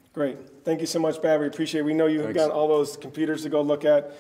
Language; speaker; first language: English; native; English